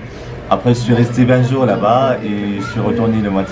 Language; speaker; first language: French; non-native, local second language; Kabyle